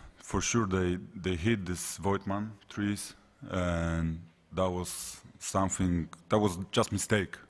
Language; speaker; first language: English; non-native, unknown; Polish